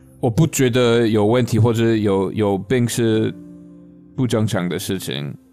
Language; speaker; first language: Chinese; non-native, fluent; English